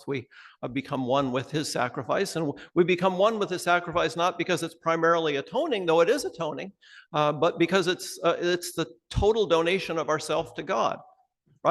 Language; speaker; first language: English; native; English